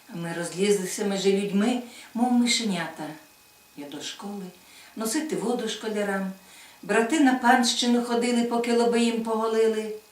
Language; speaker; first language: Ukrainian; native; Ukrainian